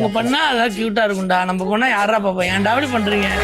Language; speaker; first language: Tamil; native; Tamil